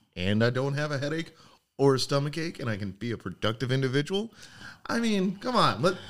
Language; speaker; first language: English; native; English